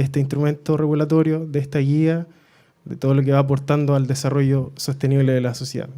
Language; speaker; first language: Spanish; native; Spanish